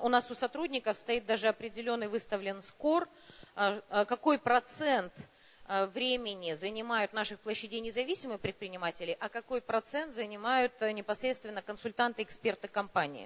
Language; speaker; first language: Russian; native; Russian